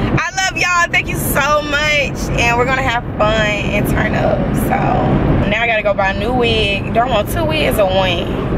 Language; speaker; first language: English; native; English